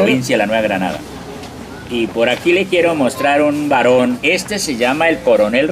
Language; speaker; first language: Spanish; native; Spanish